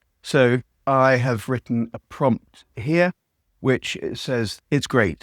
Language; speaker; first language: English; native; English